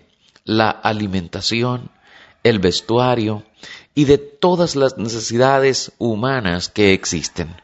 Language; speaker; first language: Spanish; native; Spanish